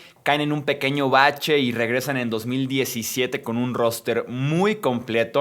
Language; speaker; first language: Spanish; native; Spanish